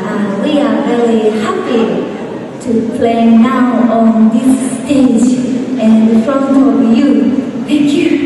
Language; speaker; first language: English; non-native, learner; Japanese